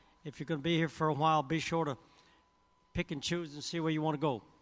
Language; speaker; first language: English; early bilingual, other home language; French